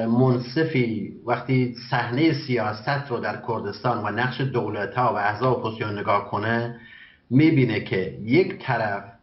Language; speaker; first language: Persian; non-native, local second language; Kurdish